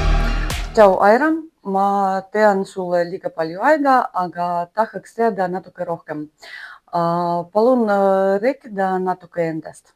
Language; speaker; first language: Estonian; non-native, learner; Russian